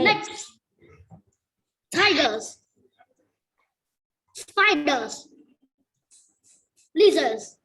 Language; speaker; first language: English; non-native, learner; Vietnamese